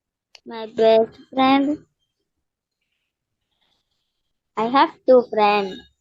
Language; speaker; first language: English; non-native, learner; Tamil